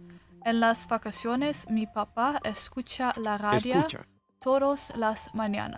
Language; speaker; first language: Spanish; non-native, learner; English